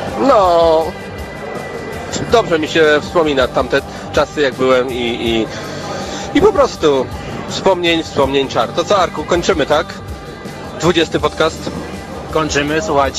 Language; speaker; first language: Polish; native; Polish